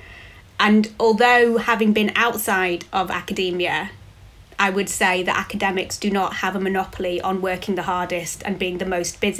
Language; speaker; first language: English; native; English